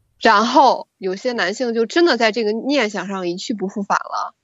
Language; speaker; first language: Chinese; native; Chinese